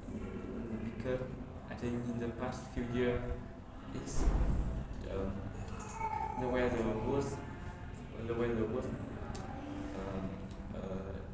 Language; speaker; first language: English; non-native, learner; Vietnamese